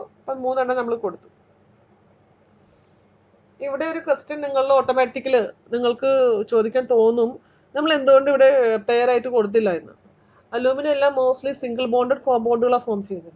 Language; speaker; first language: Malayalam; native; Malayalam